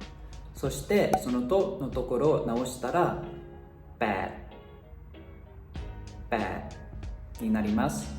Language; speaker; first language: Japanese; non-native, fluent; Thai